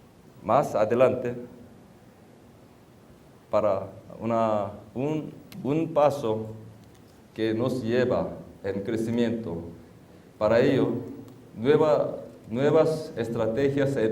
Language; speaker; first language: Spanish; non-native, fluent; Korean